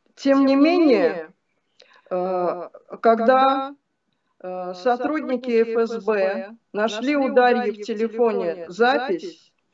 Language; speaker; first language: Russian; native; Russian